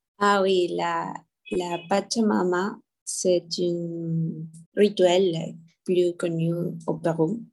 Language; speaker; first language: French; non-native, learner; Spanish